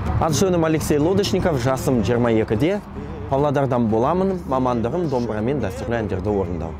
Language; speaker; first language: Kazakh; non-native, local second language; Russian